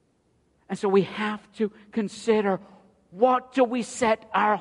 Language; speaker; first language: English; native; English